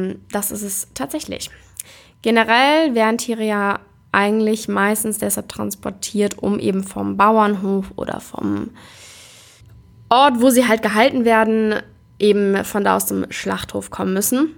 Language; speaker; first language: German; native; German